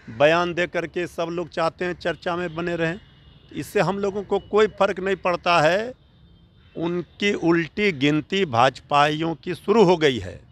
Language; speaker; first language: Hindi; native; Hindi